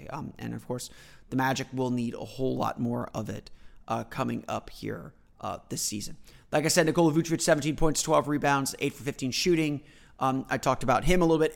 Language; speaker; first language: English; native; English